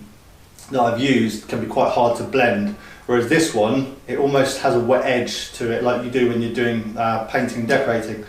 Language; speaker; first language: English; native; English